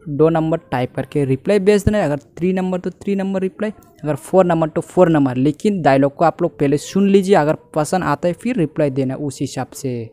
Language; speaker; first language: Hindi; native; Hindi